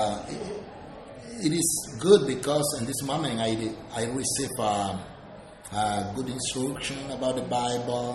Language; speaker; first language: English; non-native, learner; Spanish